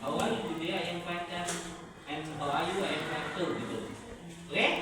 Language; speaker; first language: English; non-native, learner; Indonesian